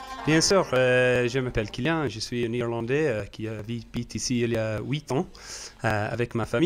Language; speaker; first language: French; non-native, learner; English